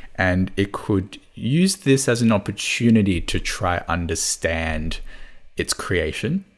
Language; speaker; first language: English; non-native, local second language; Cantonese